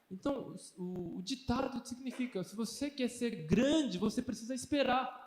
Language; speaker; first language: Portuguese; early bilingual, other home language; Korean